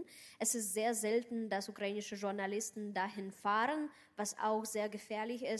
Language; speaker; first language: German; non-native, fluent; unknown